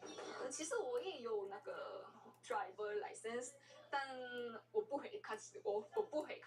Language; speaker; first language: Chinese; non-native, learner; Korean